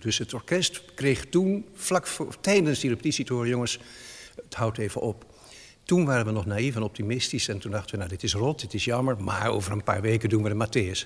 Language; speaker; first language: Dutch; native; Dutch